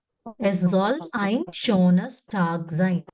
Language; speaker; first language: German; non-native, fluent; Malayalam